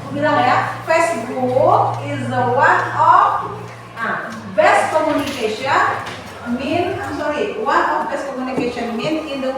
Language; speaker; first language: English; non-native, fluent; Indonesian